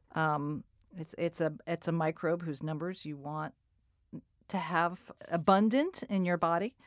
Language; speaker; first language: English; native; English